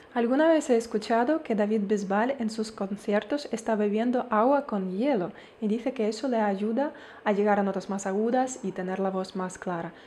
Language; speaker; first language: Spanish; non-native, fluent; Ukrainian